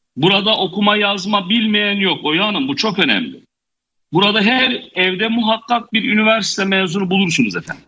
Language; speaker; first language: Turkish; native; Turkish